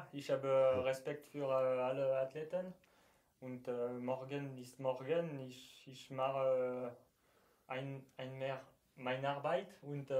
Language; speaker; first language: German; non-native, learner; French